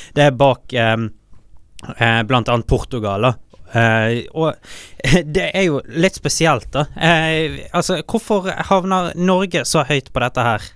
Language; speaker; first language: Norwegian; native; Norwegian